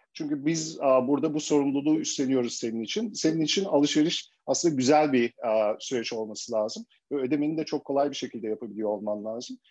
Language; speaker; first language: Turkish; early bilingual, heritage; Turkish